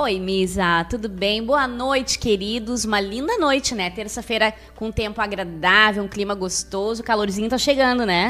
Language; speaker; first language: Portuguese; native; Portuguese